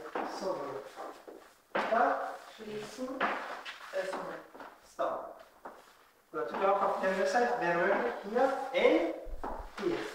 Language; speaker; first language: German; non-native, fluent; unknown